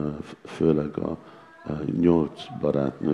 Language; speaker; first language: Hungarian; non-native, learner; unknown